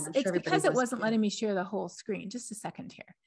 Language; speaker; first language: English; native; English